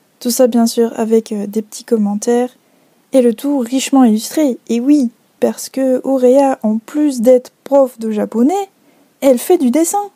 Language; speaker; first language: French; native; French